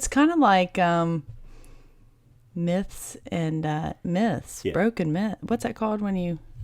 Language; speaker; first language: English; native; English